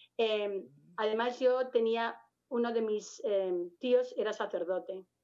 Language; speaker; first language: Spanish; native; Spanish